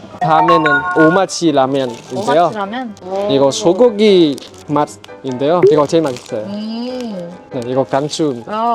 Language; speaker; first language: Korean; non-native, learner; Vietnamese